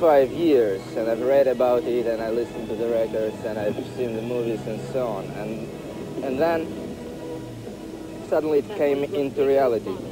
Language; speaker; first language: English; non-native, fluent; Russian